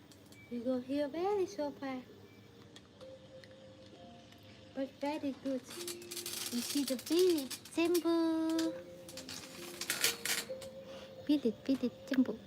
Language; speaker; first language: English; non-native, learner; Vietnamese